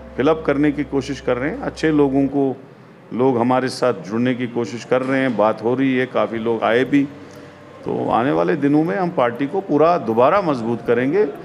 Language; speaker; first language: Hindi; non-native, local second language; Kashmiri